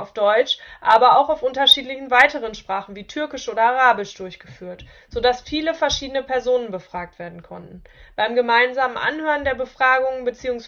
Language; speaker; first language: German; native; German